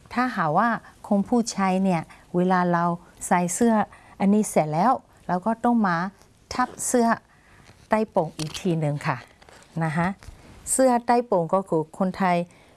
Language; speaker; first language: Thai; native; Thai